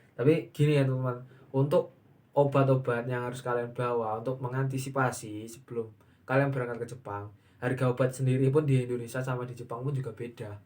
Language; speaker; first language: Indonesian; native; Indonesian